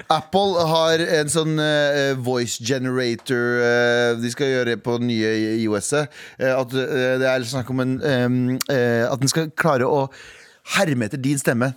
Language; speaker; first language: Norwegian; early bilingual, other home language; Kurdish